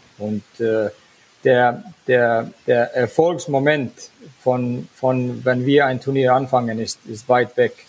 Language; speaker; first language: German; non-native, fluent; Finnish